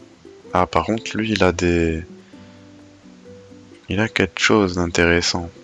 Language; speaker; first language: French; native; French